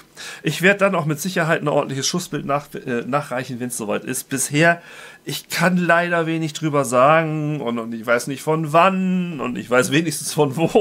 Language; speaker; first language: German; native; German